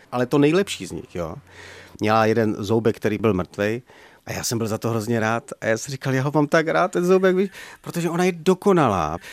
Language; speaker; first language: Czech; native; Czech